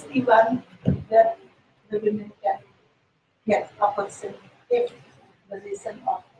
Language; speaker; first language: English; non-native, learner; Indonesian